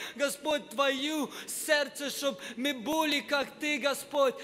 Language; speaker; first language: Russian; non-native, learner; English